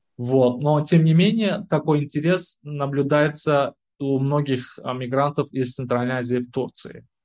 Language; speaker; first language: Russian; non-native, local second language; Uzbek